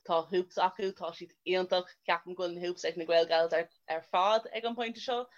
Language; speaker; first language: Irish; non-native, local second language; English